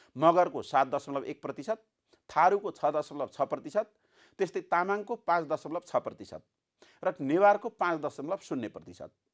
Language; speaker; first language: Nepali; native; Nepali